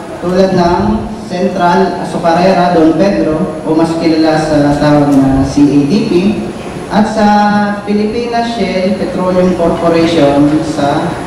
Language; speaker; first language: Filipino; native; Filipino